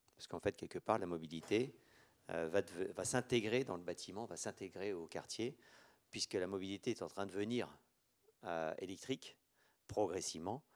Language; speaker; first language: French; native; French